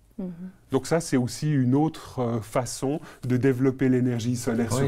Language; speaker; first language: French; native; French